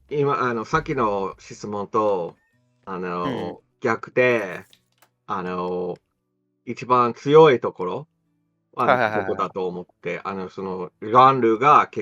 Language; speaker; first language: Japanese; non-native, fluent; English